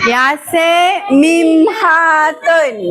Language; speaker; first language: Arabic; non-native, fluent; Malay